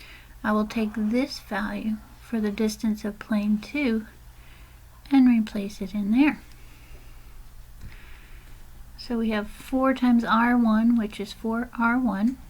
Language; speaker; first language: English; native; English